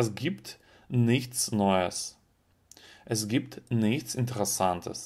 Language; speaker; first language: German; non-native, fluent; Russian